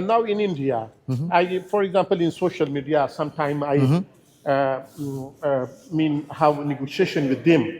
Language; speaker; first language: English; non-native, learner; Persian